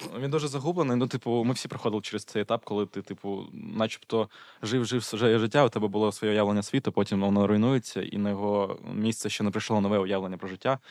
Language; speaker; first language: Ukrainian; native; Ukrainian